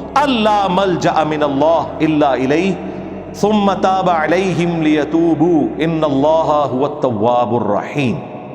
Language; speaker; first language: Urdu; native; Urdu